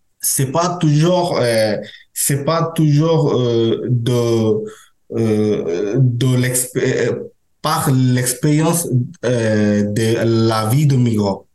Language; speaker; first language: French; non-native, learner; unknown